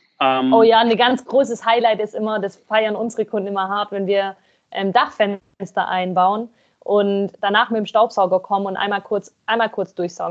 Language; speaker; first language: German; native; German